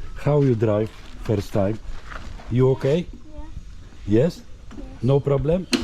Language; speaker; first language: English; non-native, learner; Polish